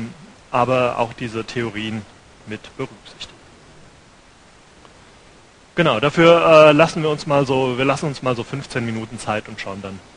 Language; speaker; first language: German; native; German